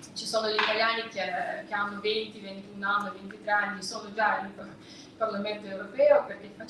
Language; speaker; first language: Italian; non-native, fluent; Russian